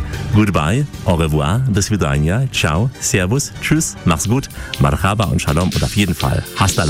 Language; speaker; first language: German; native; German